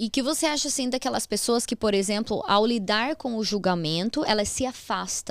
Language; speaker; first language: Portuguese; native; Portuguese